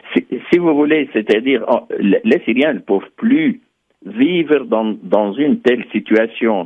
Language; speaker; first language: French; non-native, fluent; Arabic